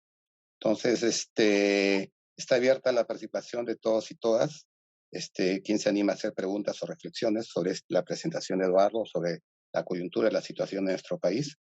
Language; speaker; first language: Spanish; native; Spanish